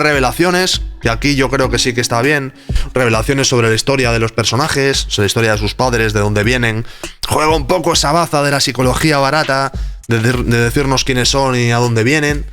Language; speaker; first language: Spanish; native; Spanish